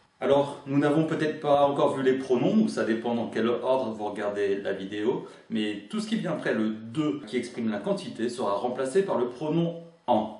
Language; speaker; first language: French; native; French